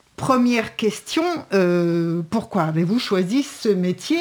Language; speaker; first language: French; native; French